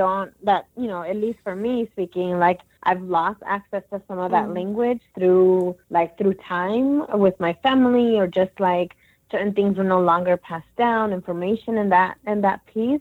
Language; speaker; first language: English; native; English